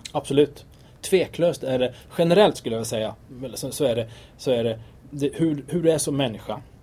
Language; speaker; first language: Swedish; native; Swedish